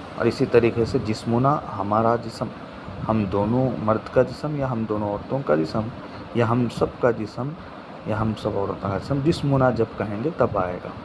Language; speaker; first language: Urdu; non-native, local second language; Tamil